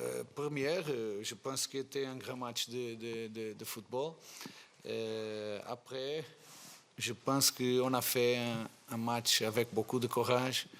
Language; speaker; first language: French; non-native, fluent; Portuguese